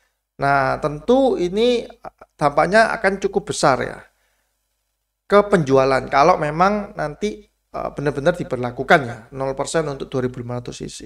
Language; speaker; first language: Indonesian; native; Indonesian